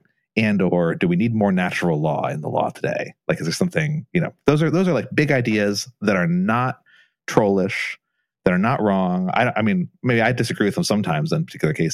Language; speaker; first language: English; native; English